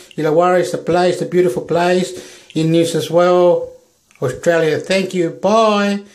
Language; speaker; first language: English; non-native, fluent; Spanish